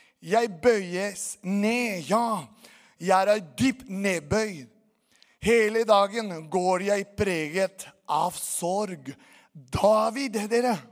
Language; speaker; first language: Norwegian; non-native, fluent; Portuguese